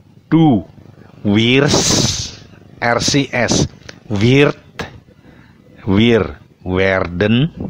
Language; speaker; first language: German; non-native, fluent; Indonesian